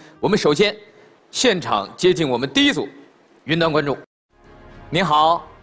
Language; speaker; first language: Chinese; native; Chinese